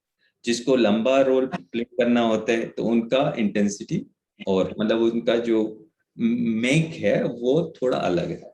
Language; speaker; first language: Hindi; native; Hindi